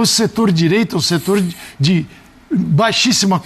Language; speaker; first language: Portuguese; native; Portuguese